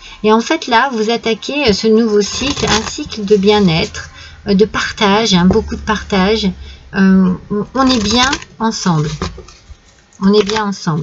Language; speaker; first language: French; native; French